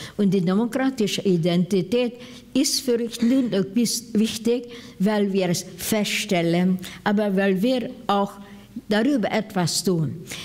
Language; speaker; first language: German; non-native, fluent; Hungarian